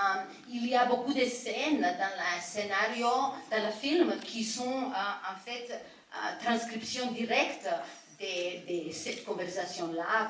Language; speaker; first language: French; non-native, fluent; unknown